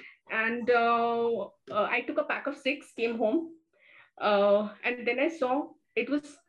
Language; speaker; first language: English; non-native, local second language; Marathi